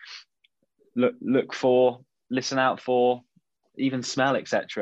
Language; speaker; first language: English; native; English